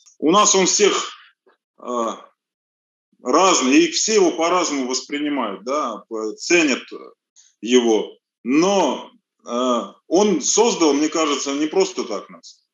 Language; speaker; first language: Russian; early bilingual, other home language; Armenian